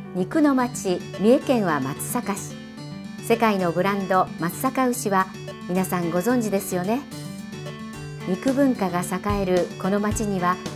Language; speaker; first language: Japanese; native; Japanese